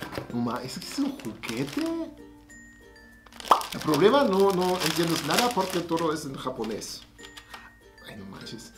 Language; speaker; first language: Spanish; non-native, learner; German